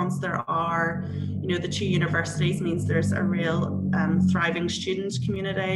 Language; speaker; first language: English; native; English